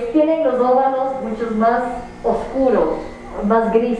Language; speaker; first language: Spanish; native; Spanish